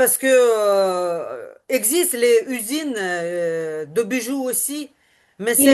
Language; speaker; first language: French; non-native, learner; Ukrainian